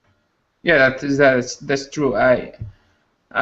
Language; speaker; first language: English; non-native, learner; Spanish